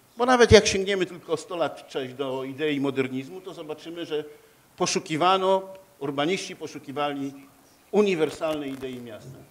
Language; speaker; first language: Polish; native; Polish